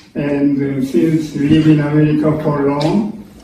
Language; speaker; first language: English; non-native, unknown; Korean